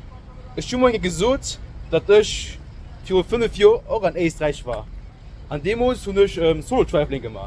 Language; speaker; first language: German; non-native, local second language; Luxembourgish